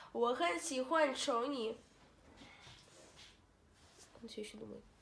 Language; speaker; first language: Chinese; non-native, learner; Russian